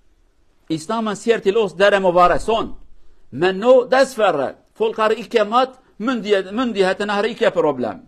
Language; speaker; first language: Norwegian; non-native, learner; Kurdish